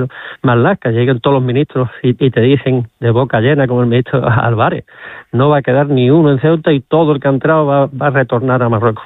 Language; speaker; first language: Spanish; native; Spanish